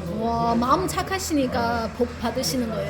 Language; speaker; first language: Korean; non-native, local second language; Chinese